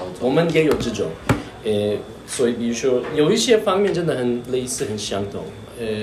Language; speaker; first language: Chinese; non-native, fluent; Turkish